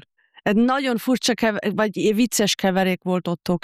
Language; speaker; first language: Hungarian; non-native, fluent; German